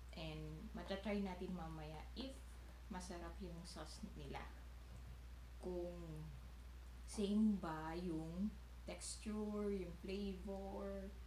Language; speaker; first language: Filipino; non-native, local second language; Chavacano